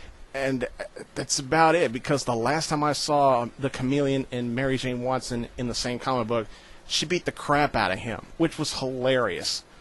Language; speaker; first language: English; native; English